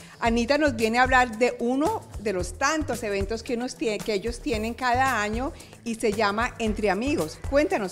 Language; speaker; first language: Spanish; native; Spanish